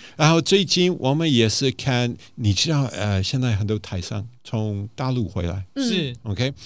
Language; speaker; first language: Chinese; non-native, fluent; German